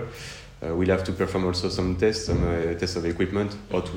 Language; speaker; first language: English; non-native, fluent; French